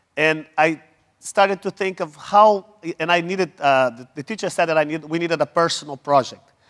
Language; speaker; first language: English; non-native, fluent; Portuguese